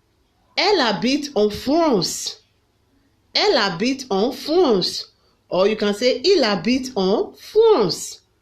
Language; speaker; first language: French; non-native, fluent; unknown